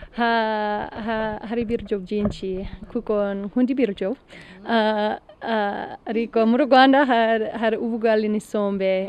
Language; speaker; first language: Kinyarwanda; non-native, learner; English